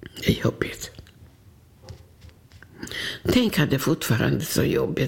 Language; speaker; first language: Swedish; non-native, fluent; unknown